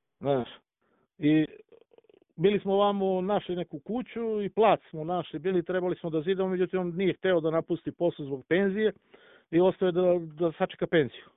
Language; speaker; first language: Serbian; native; Serbian